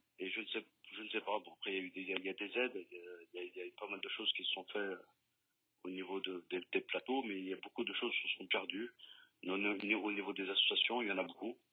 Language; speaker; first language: French; native; French